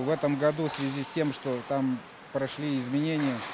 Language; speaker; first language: Russian; native; Russian